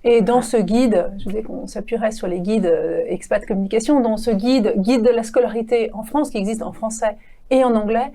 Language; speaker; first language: French; native; French